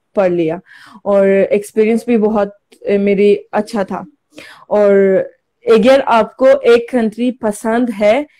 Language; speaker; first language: Hindi; non-native, learner; Turkish